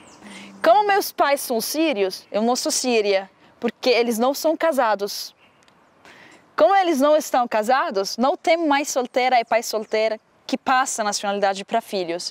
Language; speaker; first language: Portuguese; non-native, learner; Arabic